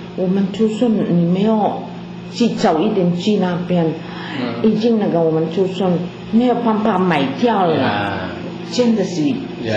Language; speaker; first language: Chinese; non-native, learner; Filipino